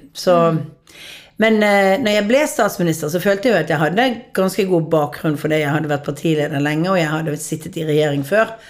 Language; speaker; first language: Norwegian; native; Norwegian